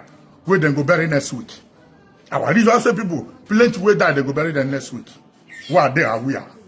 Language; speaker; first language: Nigerian Pidgin; non-native, local second language; Igbo